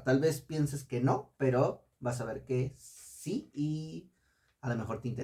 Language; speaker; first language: Spanish; native; Spanish